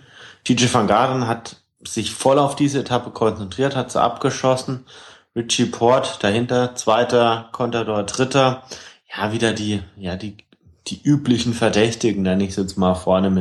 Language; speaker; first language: German; native; German